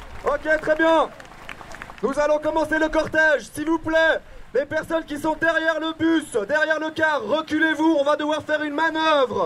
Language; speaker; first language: French; native; French